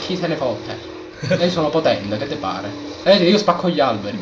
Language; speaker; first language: Italian; native; Italian